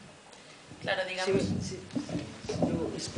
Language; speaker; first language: Spanish; native; Spanish